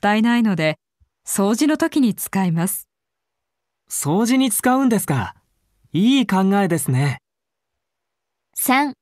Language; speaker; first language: Japanese; non-native, learner; Filipino